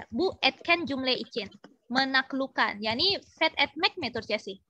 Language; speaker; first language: Turkish; non-native, fluent; Indonesian